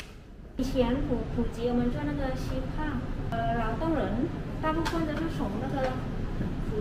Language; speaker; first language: Chinese; non-native, learner; Thai